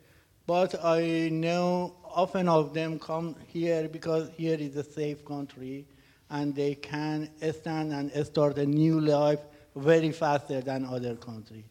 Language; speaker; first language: English; non-native, learner; Persian